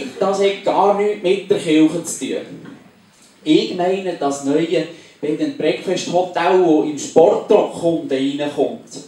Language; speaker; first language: German; native; German